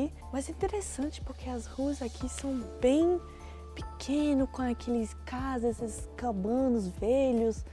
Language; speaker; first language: Portuguese; non-native, fluent; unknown